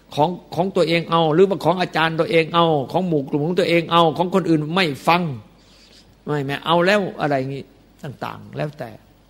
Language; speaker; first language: Thai; native; Thai